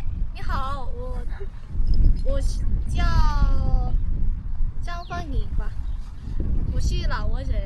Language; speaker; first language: Chinese; non-native, learner; Lao